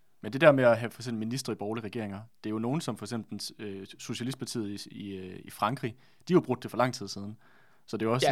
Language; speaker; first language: Danish; native; Danish